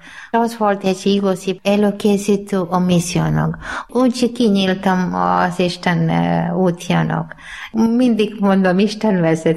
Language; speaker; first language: Hungarian; non-native, learner; Malayalam